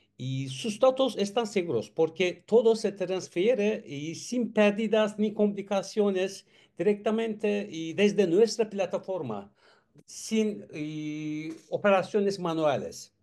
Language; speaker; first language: Spanish; non-native, learner; Turkish